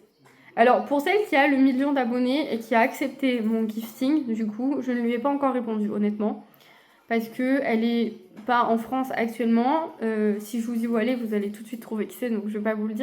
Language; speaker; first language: French; native; French